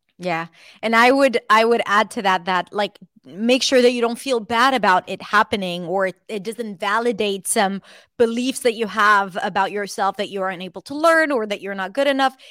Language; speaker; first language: English; non-native, fluent; Hebrew